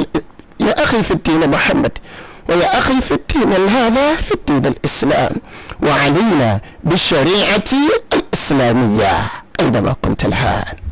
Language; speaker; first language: Arabic; non-native, learner; Yoruba